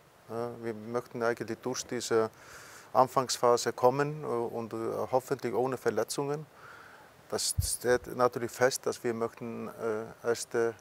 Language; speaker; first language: German; non-native, fluent; Icelandic